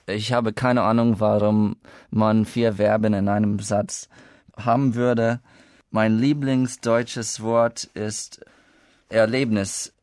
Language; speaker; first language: German; non-native, fluent; English